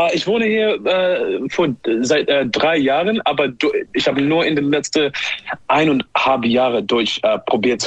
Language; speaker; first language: German; non-native, learner; English